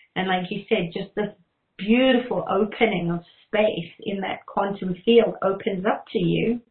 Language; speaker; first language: English; native; English